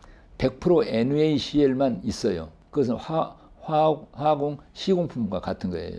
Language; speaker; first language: Korean; native; Korean